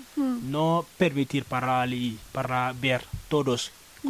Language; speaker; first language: Spanish; non-native, learner; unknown